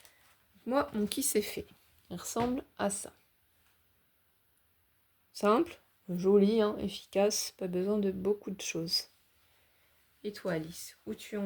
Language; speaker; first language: French; native; French